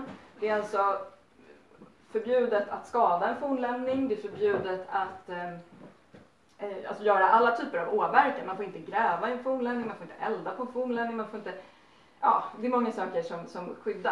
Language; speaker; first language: Swedish; native; Swedish